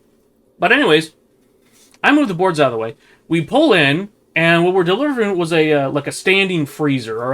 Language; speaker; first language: English; native; English